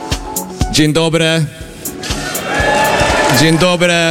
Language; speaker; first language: Polish; non-native, learner; Hungarian